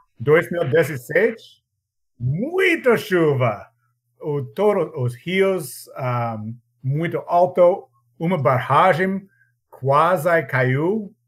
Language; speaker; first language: Portuguese; non-native, learner; English